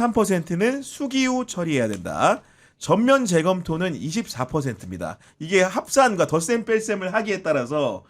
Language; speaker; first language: Korean; native; Korean